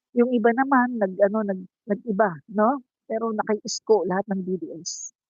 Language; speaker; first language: Filipino; non-native, local second language; Cebuano